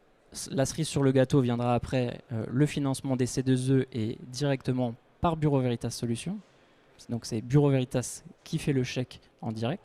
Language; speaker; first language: French; native; French